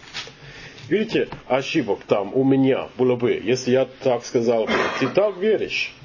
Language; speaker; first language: Russian; non-native, learner; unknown